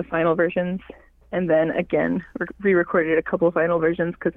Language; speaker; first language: English; non-native, fluent; Cree